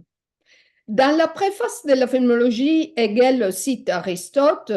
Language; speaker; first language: French; non-native, fluent; Italian